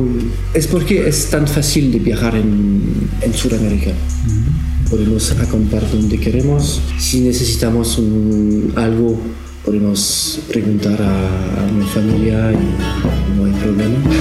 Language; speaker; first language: Spanish; non-native, learner; French